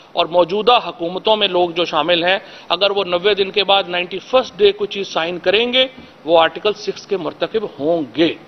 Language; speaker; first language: Urdu; native; Urdu